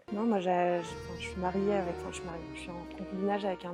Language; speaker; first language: French; native; French